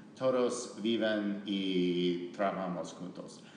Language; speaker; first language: Spanish; non-native, learner; English